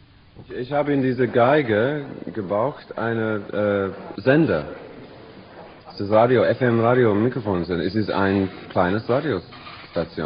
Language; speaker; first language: German; non-native, learner; English